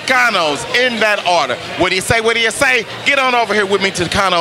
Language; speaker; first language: English; native; English